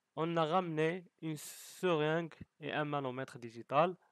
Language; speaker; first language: French; non-native, local second language; Arabic